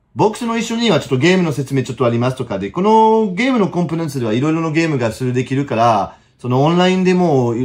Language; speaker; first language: Japanese; non-native, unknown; French